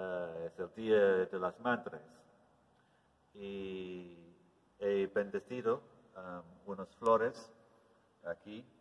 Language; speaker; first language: Spanish; non-native, learner; English